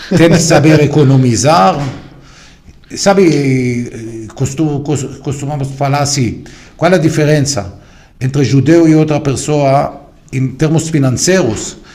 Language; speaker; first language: Portuguese; non-native, fluent; Hebrew